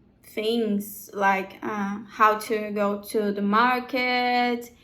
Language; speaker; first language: English; non-native, learner; Portuguese